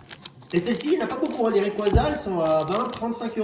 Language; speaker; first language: French; native; French